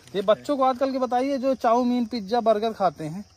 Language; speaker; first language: Hindi; native; Hindi